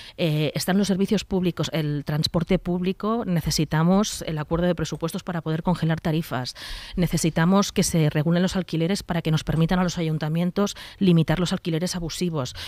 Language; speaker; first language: Spanish; native; Spanish